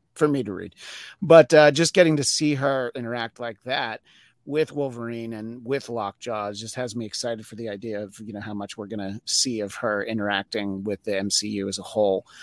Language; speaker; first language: English; native; English